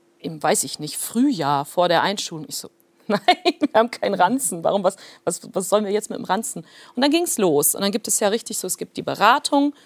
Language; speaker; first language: German; early bilingual, other home language; Plautdietsch